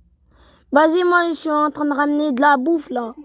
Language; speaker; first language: French; native; French